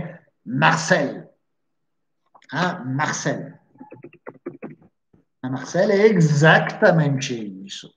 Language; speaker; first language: Portuguese; non-native, fluent; French